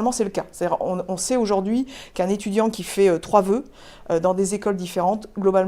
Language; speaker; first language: French; native; French